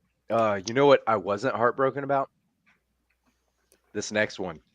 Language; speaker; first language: English; native; English